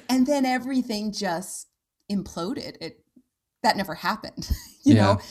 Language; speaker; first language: English; native; English